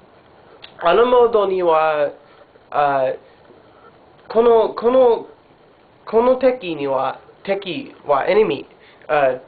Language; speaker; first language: Japanese; non-native, learner; English